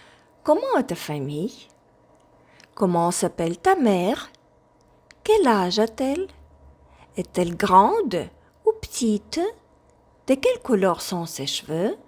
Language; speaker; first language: French; non-native, fluent; Ukrainian